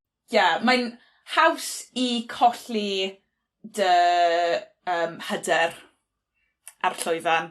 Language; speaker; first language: Welsh; non-native, local second language; English